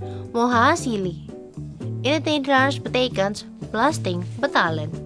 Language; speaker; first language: Dutch; non-native, learner; Indonesian